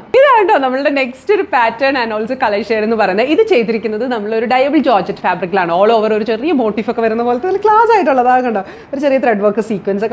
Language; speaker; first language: Malayalam; native; Malayalam